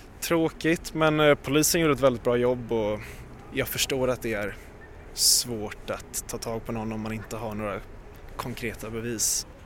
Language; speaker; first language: Swedish; native; Swedish